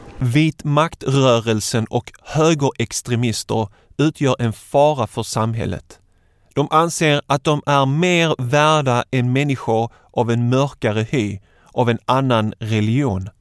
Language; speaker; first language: Swedish; native; Swedish